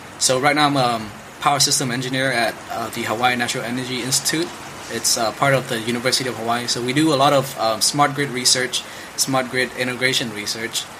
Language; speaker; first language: English; non-native, fluent; Vietnamese